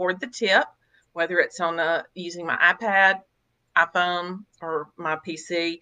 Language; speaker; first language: English; native; English